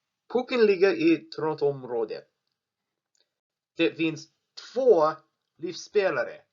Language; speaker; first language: Swedish; non-native, learner; English